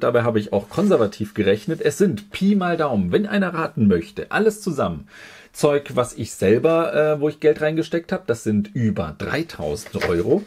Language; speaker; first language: German; native; German